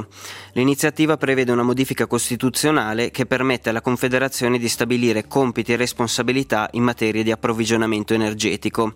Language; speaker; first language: Italian; native; Italian